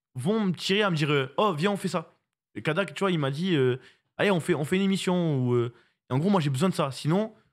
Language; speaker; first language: French; native; French